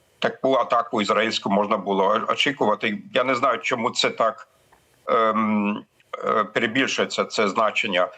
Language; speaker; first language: Ukrainian; non-native, fluent; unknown